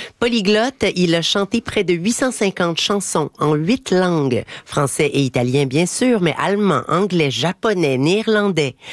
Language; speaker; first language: French; native; French